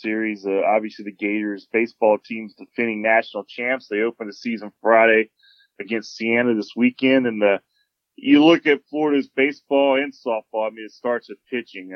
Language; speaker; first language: English; native; English